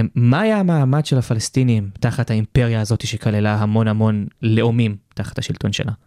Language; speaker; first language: Hebrew; native; Hebrew